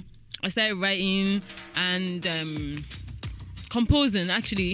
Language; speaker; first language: English; non-native, local second language; Yoruba